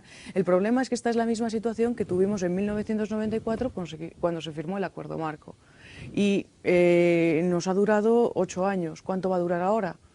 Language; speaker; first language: Spanish; native; Spanish